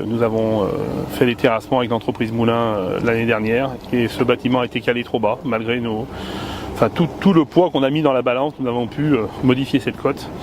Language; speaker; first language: French; native; French